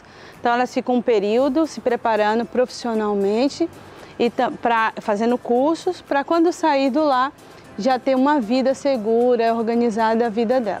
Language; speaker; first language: Portuguese; native; Portuguese